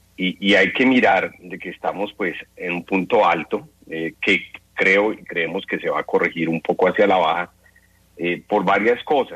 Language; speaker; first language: Spanish; native; Spanish